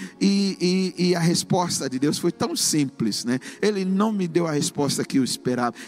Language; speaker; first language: Portuguese; non-native, fluent; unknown